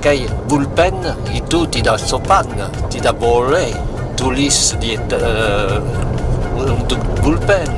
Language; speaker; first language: Indonesian; non-native, fluent; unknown